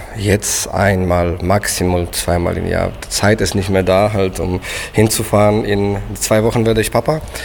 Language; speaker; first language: German; non-native, fluent; Polish